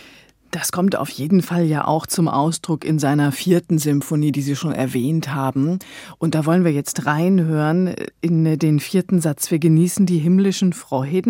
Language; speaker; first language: German; native; German